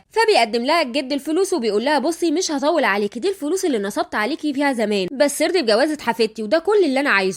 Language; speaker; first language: Arabic; native; Arabic